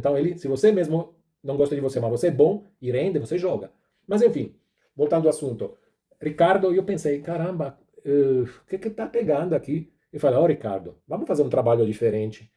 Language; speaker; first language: Portuguese; non-native, fluent; Italian